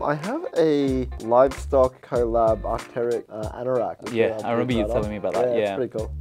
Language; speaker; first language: English; native; English